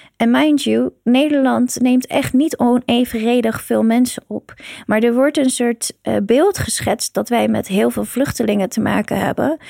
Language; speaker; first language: Dutch; early bilingual, other home language; Persian